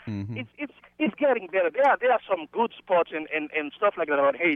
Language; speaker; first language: English; non-native, fluent; Haitian Creole